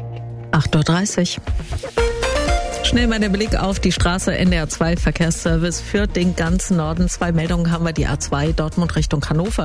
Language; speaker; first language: German; native; German